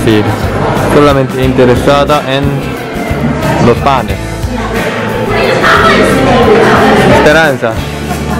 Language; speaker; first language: Spanish; non-native, learner; Korean